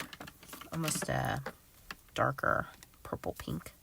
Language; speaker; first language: English; native; English